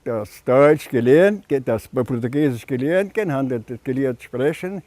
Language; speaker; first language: German; early bilingual, heritage; German